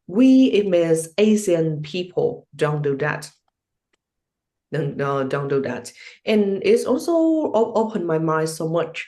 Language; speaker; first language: English; non-native, learner; Vietnamese